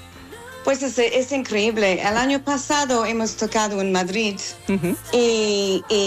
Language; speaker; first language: Spanish; non-native, fluent; English